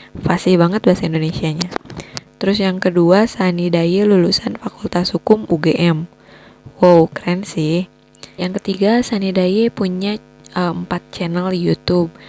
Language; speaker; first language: Indonesian; native; Indonesian